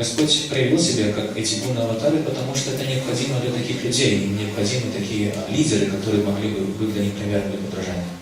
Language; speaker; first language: Russian; native; Russian